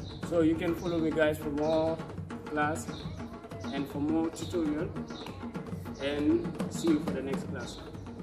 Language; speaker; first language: English; non-native, fluent; Wolof